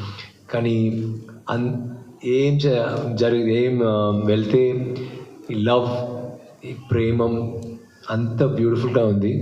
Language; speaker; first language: Telugu; non-native, learner; Tamil